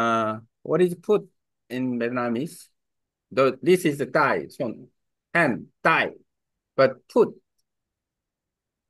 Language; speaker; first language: English; non-native, learner; Korean